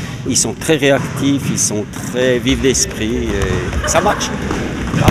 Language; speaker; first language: French; native; French